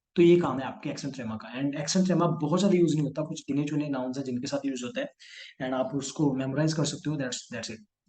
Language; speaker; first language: Hindi; non-native, local second language; Punjabi